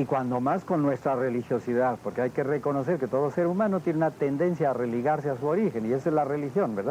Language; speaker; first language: Spanish; native; Spanish